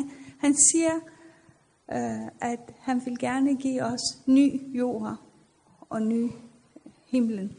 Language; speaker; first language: Danish; non-native, fluent; Persian